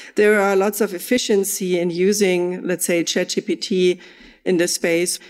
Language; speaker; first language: English; non-native, fluent; German